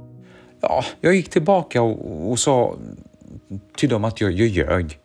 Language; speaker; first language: Swedish; early bilingual, other home language; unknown